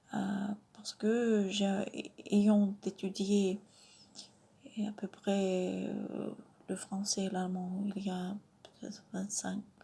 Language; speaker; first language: French; non-native, fluent; Russian